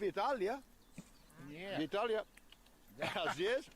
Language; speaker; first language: Russian; non-native, learner; English